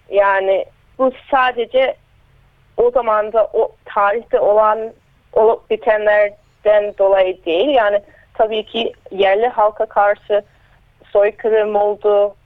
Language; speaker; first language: Turkish; early bilingual, heritage; Turkish